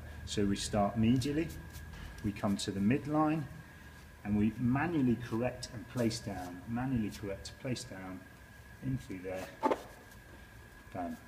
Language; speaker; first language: English; native; English